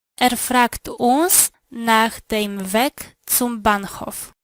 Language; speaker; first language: German; non-native, learner; Polish